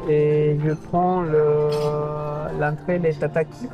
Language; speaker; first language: French; non-native, fluent; Spanish